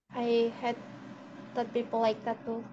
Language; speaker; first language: English; non-native, learner; Indonesian